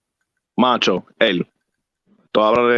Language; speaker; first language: Spanish; early bilingual, heritage; English